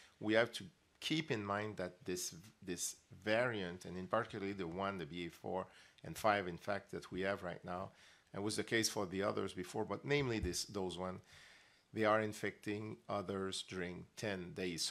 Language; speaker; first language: English; non-native, fluent; French